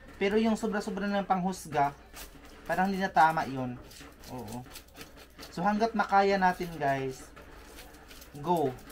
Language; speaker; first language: Filipino; non-native, local second language; Cebuano